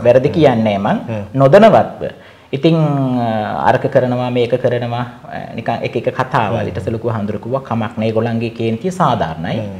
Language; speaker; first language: Sinhala; non-native, local second language; Tamil